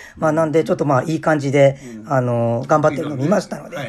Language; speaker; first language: Japanese; native; Japanese